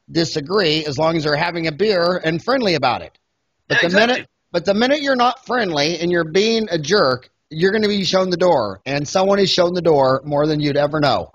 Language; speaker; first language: English; native; English